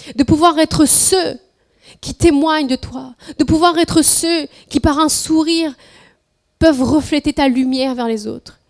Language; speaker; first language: French; non-native, fluent; Spanish